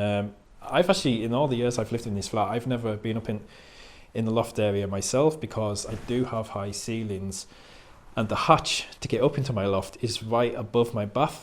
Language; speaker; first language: English; native; English